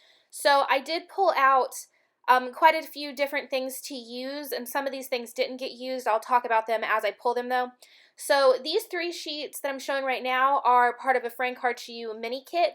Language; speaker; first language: English; native; English